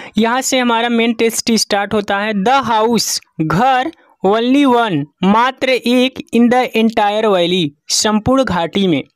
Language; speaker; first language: Hindi; native; Hindi